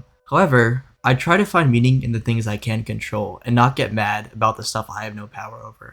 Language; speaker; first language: English; native; English